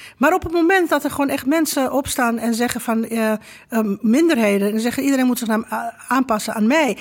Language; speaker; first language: Dutch; non-native, fluent; Romanian